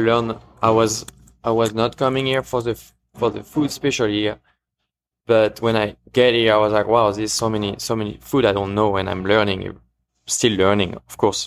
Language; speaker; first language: English; non-native, fluent; French